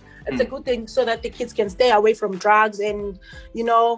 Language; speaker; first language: English; non-native, local second language; Xhosa